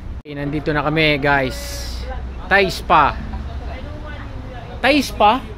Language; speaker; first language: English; non-native, local second language; Filipino